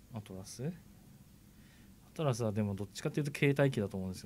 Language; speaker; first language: Japanese; native; Japanese